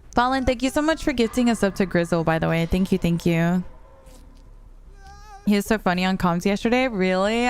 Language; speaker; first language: English; early bilingual, heritage; Spanish